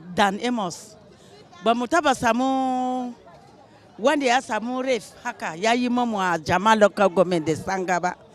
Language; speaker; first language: Hausa; non-native, local second language; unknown